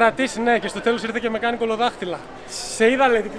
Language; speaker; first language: Greek; native; Greek